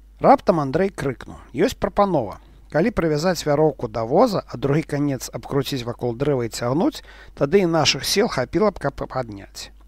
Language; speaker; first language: Belarusian; non-native, local second language; Russian